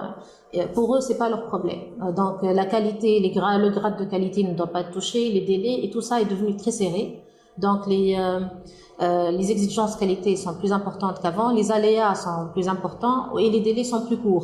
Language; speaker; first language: French; non-native, local second language; Arabic